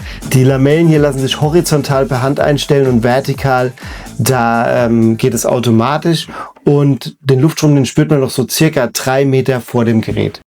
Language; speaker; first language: German; native; German